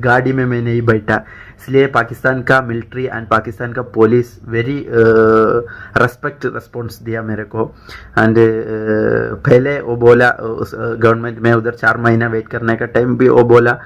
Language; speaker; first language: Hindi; non-native, local second language; Malayalam